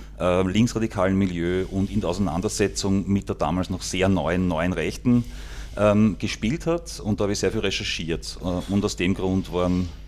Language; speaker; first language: German; native; German